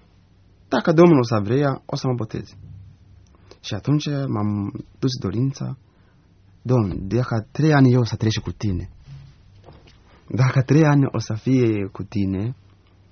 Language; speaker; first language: Romanian; non-native, learner; Rundi